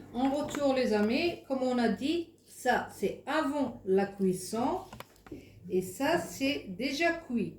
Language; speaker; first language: French; non-native, fluent; Arabic